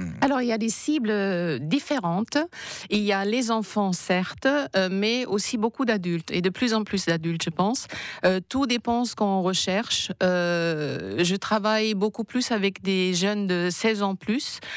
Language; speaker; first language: French; non-native, fluent; German